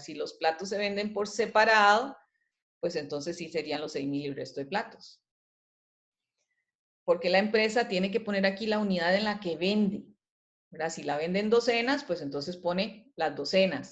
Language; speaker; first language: Spanish; native; Spanish